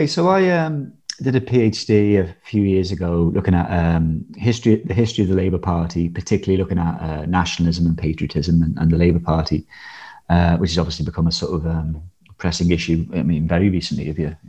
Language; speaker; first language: English; native; English